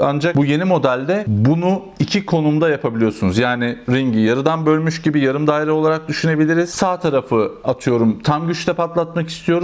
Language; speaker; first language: Turkish; native; Turkish